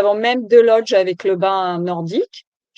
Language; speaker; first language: French; native; French